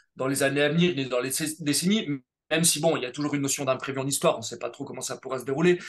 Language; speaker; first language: French; native; French